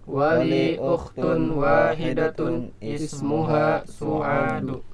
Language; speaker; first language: Arabic; non-native, learner; Indonesian